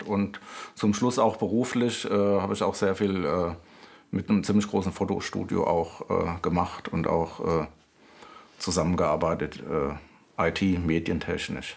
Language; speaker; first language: German; native; German